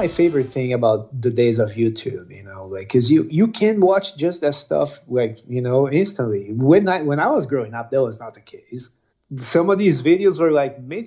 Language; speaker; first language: English; non-native, fluent; Portuguese